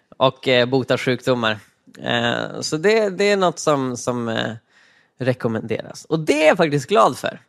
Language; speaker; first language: Swedish; native; Swedish